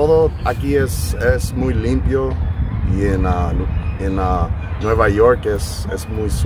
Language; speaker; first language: Spanish; early bilingual, heritage; English